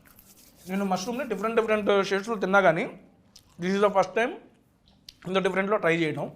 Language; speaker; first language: Telugu; native; Telugu